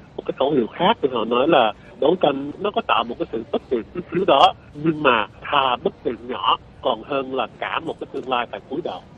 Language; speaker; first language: Vietnamese; early bilingual, heritage; Vietnamese